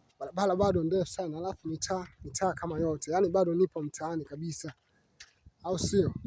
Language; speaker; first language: Swahili; native; Swahili